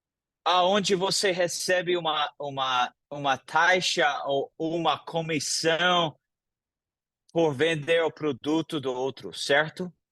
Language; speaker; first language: Portuguese; non-native, fluent; English